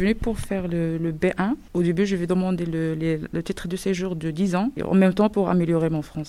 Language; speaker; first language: French; non-native, learner; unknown